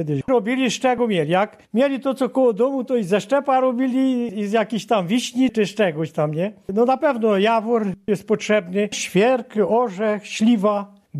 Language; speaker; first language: Polish; native; Polish